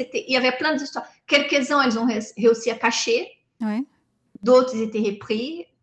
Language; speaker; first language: French; non-native, fluent; Portuguese